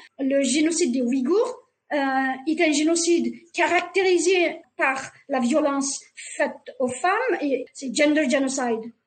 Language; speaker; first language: French; non-native, fluent; Uyghur